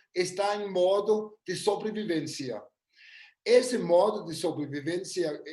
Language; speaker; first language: Portuguese; non-native, fluent; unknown